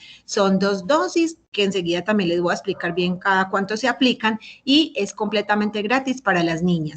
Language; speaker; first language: Spanish; native; Spanish